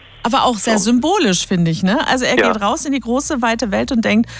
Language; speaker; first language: German; native; German